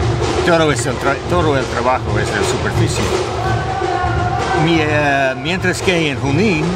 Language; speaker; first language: Spanish; non-native, fluent; English